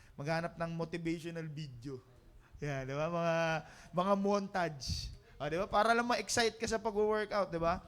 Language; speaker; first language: Filipino; native; Filipino